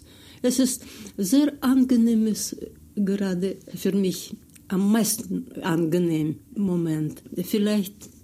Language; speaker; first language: German; non-native, fluent; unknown